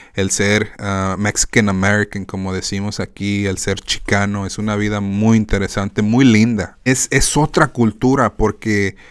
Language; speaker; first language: Spanish; native; Spanish